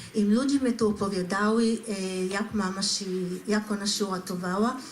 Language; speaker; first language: Polish; non-native, fluent; Hebrew